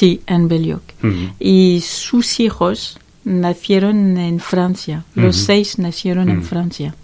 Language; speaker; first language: Spanish; non-native, learner; French